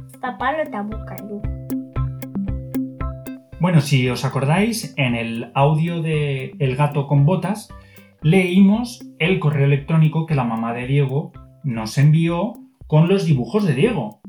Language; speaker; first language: Spanish; native; Spanish